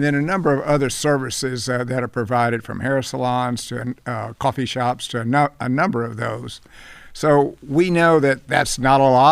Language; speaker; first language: English; native; English